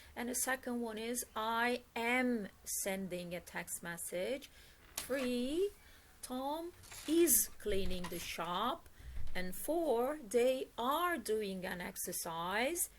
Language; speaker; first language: English; non-native, fluent; Turkish